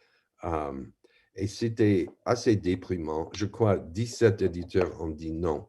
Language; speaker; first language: French; non-native, fluent; English